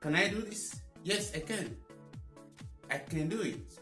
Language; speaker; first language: English; non-native, fluent; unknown